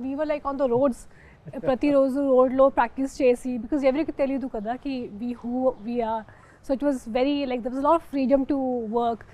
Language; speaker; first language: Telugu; non-native, fluent; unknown